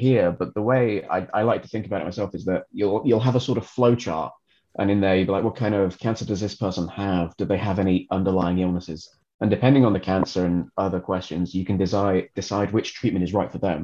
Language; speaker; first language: English; native; English